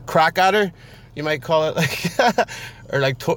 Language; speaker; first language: English; native; English